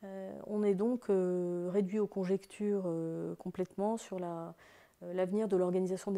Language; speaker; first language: French; native; French